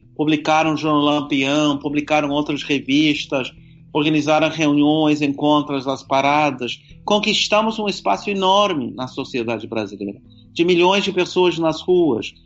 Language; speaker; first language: Portuguese; non-native, fluent; English